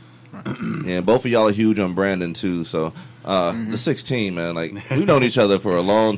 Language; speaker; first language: English; native; English